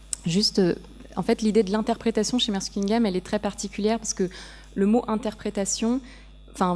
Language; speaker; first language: French; native; French